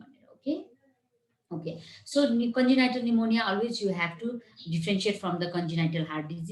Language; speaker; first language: English; non-native, local second language; Nepali